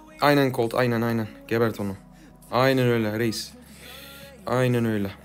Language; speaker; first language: Turkish; early bilingual, heritage; Turkish